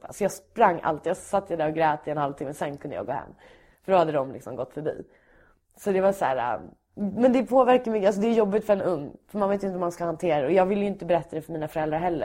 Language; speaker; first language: Swedish; native; Swedish